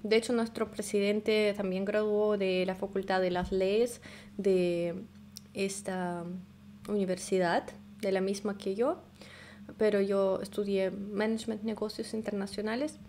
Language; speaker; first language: Spanish; non-native, fluent; Russian